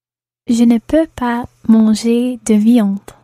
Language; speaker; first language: French; non-native, learner; English